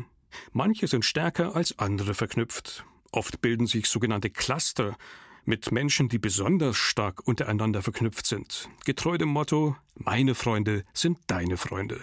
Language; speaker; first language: German; native; German